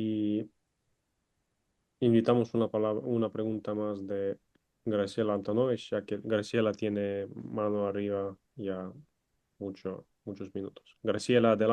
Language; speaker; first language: Spanish; non-native, fluent; Ukrainian